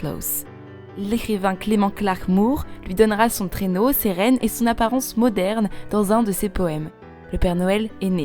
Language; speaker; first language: French; native; French